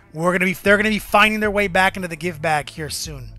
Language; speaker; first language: English; native; English